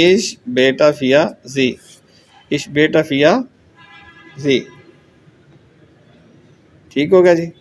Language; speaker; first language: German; non-native, fluent; Urdu